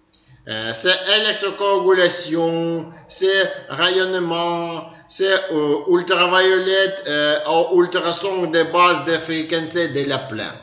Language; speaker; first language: French; non-native, learner; Ukrainian